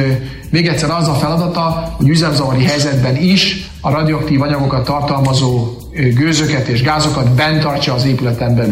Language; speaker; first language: Hungarian; native; Hungarian